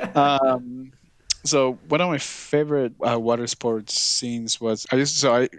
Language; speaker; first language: English; non-native, fluent; Spanish